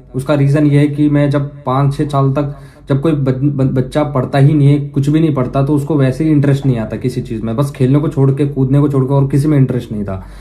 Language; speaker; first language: Hindi; native; Hindi